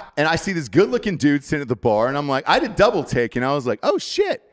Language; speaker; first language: English; native; English